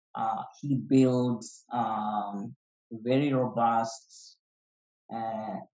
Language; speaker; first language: English; non-native, local second language; Kikuyu